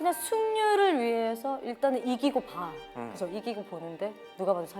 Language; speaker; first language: Korean; native; Korean